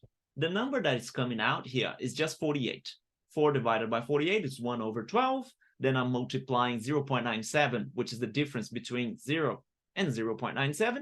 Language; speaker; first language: English; non-native, fluent; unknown